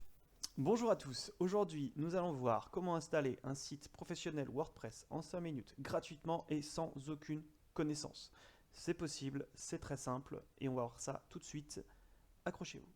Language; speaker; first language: French; native; French